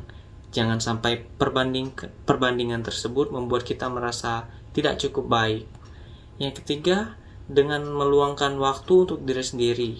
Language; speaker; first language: Indonesian; native; Indonesian